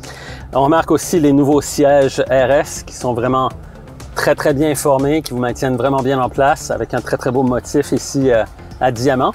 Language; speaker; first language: French; native; French